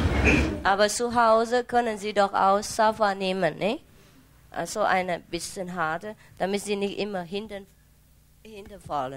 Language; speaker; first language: German; non-native, learner; Vietnamese